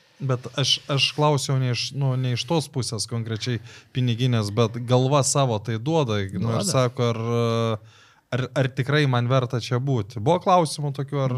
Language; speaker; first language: Lithuanian; native; Lithuanian